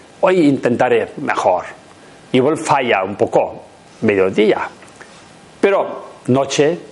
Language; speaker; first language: Spanish; non-native, learner; Tibetan